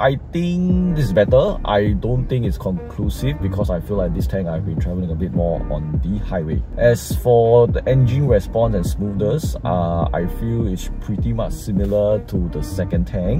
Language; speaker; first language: English; native; English